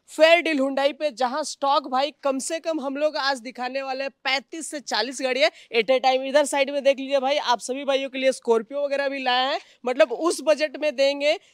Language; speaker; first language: Hindi; native; Hindi